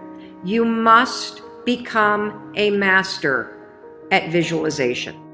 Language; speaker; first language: English; native; English